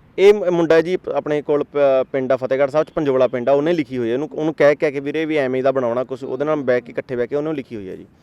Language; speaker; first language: Punjabi; native; Punjabi